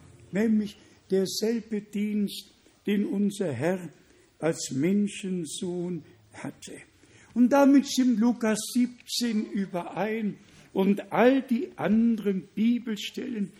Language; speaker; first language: German; native; German